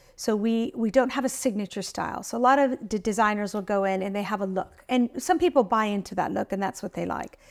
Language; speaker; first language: English; early bilingual, other home language; Italian